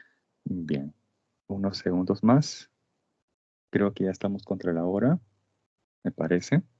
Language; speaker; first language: Spanish; native; Spanish